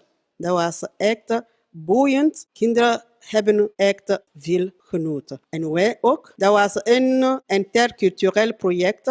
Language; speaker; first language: Dutch; non-native, fluent; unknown